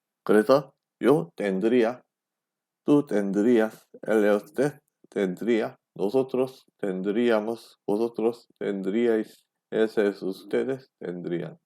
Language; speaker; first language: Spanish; non-native, fluent; Korean